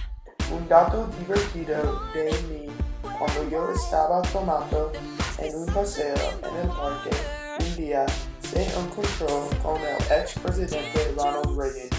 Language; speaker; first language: Spanish; non-native, learner; English